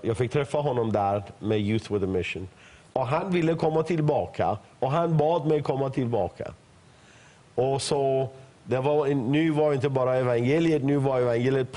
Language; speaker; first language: Swedish; non-native, fluent; Persian